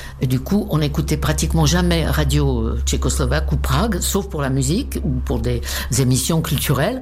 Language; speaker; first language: French; non-native, fluent; Czech